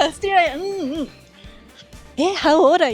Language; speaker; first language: English; non-native, learner; Japanese